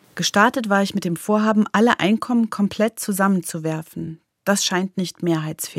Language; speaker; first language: German; native; German